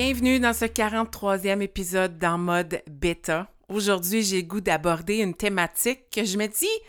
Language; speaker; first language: French; native; French